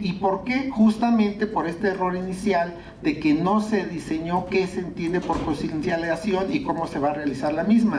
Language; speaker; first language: Spanish; native; Spanish